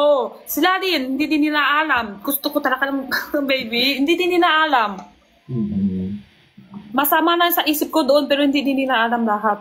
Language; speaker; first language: Filipino; non-native, learner; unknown